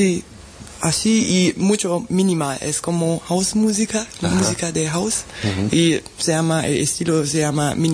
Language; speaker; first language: Spanish; non-native, fluent; German